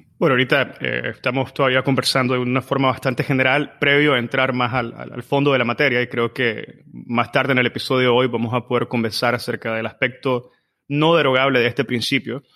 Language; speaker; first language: Spanish; native; Spanish